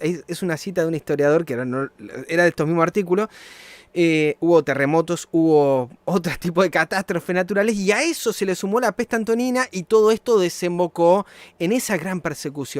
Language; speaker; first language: Spanish; native; Spanish